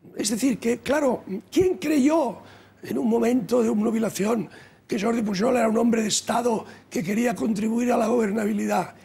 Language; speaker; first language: Spanish; native; Spanish